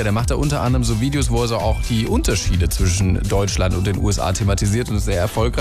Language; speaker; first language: German; native; German